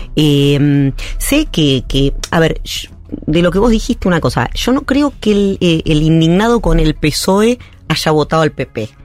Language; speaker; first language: Spanish; native; Spanish